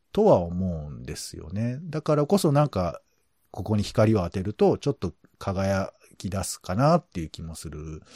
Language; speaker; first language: Japanese; native; Japanese